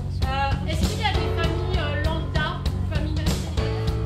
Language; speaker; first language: French; native; French